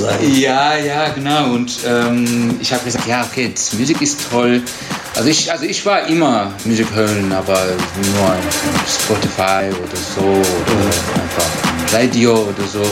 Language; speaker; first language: German; non-native, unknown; Turkish